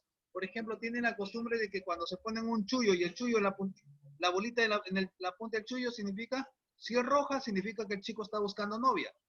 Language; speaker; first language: Spanish; native; Spanish